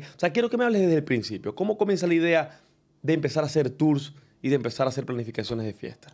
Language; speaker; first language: Spanish; native; Spanish